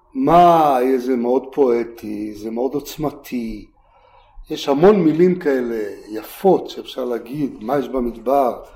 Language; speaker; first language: Hebrew; native; Hebrew